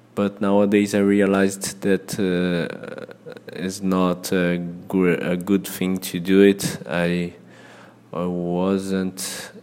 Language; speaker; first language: English; non-native, fluent; Portuguese